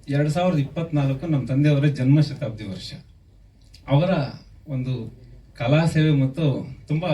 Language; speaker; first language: Kannada; native; Kannada